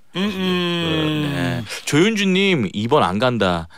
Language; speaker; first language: Korean; native; Korean